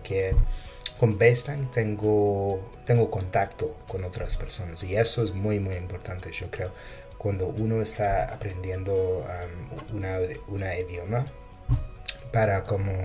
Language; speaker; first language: Spanish; non-native, fluent; English